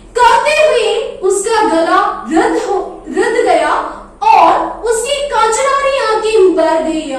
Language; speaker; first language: Hindi; non-native, local second language; Malayalam